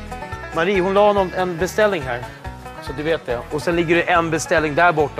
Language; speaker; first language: Swedish; native; Swedish